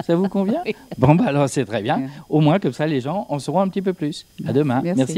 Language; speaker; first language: French; native; French